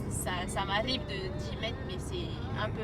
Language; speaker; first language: French; native; French